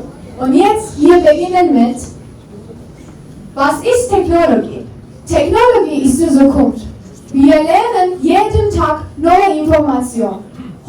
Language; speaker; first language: German; non-native, learner; Turkish